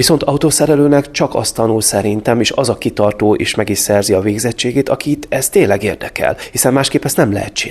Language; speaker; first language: Hungarian; native; Hungarian